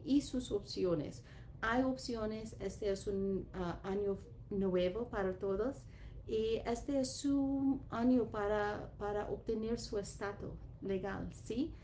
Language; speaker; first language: Spanish; non-native, learner; English